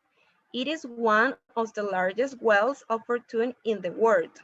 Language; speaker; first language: English; non-native, learner; Spanish